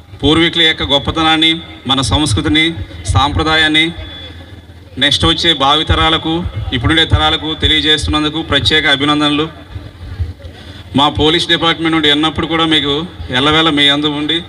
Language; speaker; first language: Telugu; native; Telugu